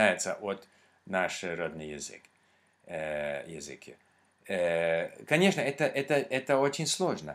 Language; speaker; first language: Russian; non-native, learner; English